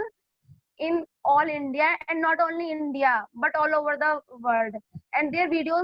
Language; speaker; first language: English; non-native, learner; Hindi